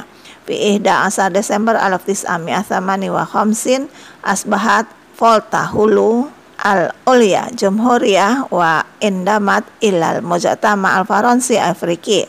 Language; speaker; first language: Arabic; non-native, fluent; Indonesian